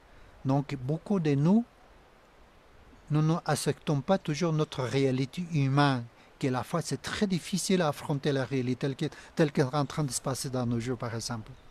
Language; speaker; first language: French; non-native, fluent; Spanish